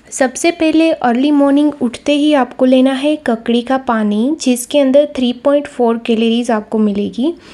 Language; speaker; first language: Hindi; non-native, local second language; Gujarati